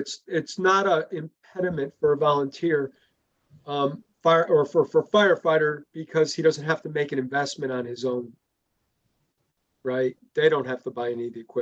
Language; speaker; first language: English; native; English